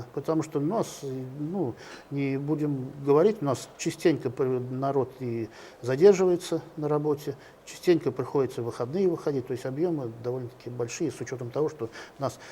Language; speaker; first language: Russian; native; Russian